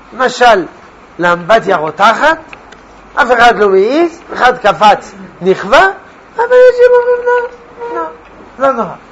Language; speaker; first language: Hebrew; non-native, fluent; French